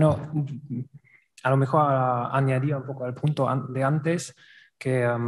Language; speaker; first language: Spanish; non-native, learner; German